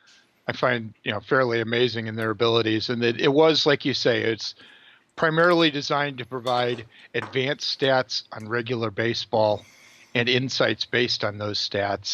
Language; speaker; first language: English; native; English